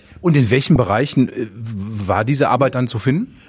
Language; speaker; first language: German; native; German